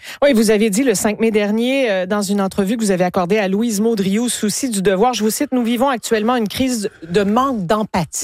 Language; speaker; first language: French; native; French